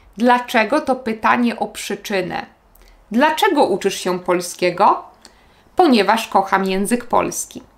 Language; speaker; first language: Polish; native; Polish